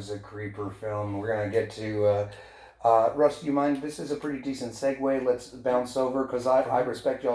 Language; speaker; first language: English; native; English